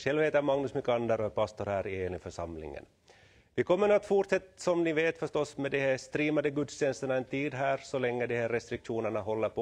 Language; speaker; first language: Swedish; native; Swedish